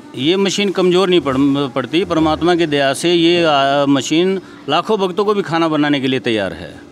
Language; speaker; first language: Hindi; native; Hindi